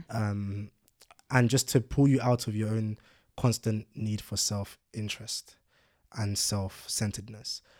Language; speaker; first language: English; early bilingual, other home language; Yoruba